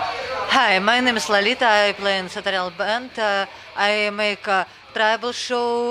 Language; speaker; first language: English; non-native, learner; Russian